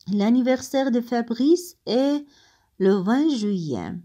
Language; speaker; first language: French; non-native, fluent; Armenian